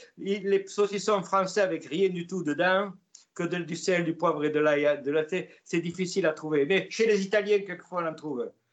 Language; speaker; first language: French; native; French